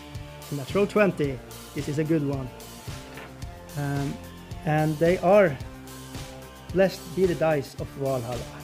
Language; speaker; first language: English; non-native, fluent; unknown